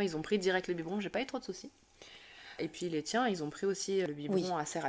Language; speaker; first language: French; native; French